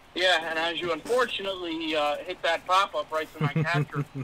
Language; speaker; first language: English; native; English